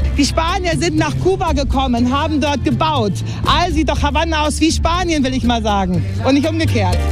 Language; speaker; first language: German; native; German